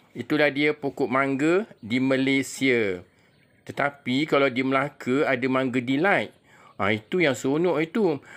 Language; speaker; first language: Malay; native; Malay